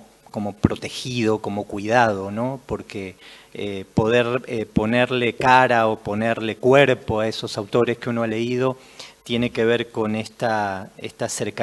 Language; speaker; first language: Spanish; native; Spanish